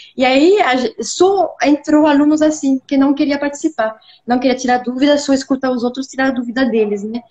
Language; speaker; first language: Portuguese; non-native, fluent; French